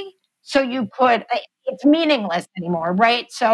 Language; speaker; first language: English; native; English